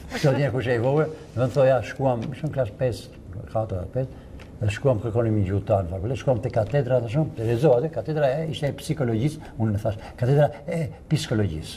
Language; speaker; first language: Albanian; native; Albanian